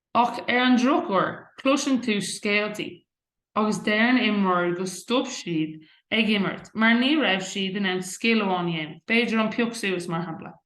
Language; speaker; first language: Irish; non-native, local second language; English